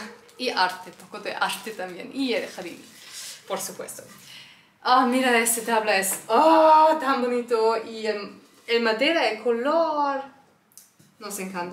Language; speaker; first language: Spanish; non-native, learner; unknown